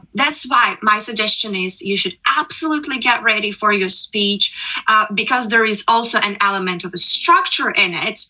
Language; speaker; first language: English; non-native, fluent; Russian